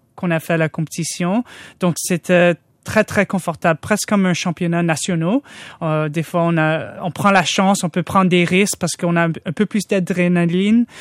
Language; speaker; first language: French; non-native, local second language; English